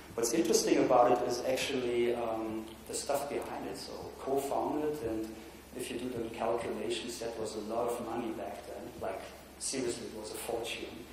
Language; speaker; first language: English; non-native, fluent; German